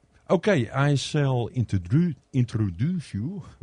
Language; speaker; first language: English; non-native, learner; Dutch